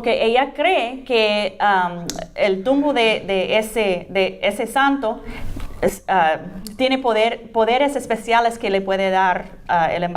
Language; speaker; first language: Spanish; non-native, fluent; English